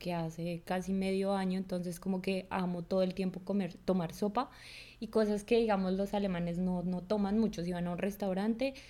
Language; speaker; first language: Spanish; native; Spanish